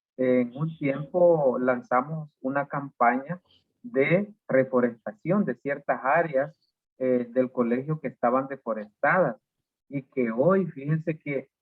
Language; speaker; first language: Spanish; native; Spanish